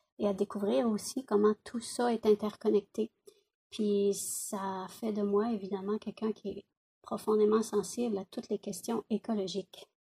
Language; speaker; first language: French; native; French